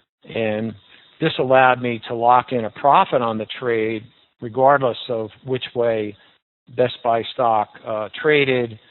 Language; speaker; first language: English; native; English